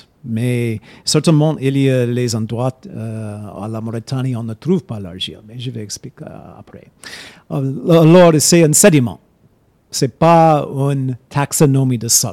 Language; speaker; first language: French; non-native, fluent; English